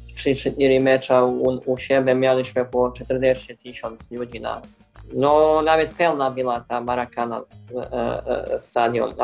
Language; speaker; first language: Polish; non-native, learner; Serbian